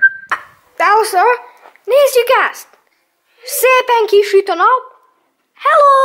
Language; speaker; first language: Hungarian; early bilingual, heritage; English